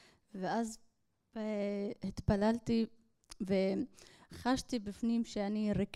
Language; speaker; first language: Hebrew; non-native, local second language; Arabic